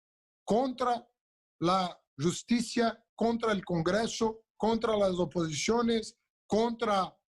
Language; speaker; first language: Spanish; non-native, local second language; Portuguese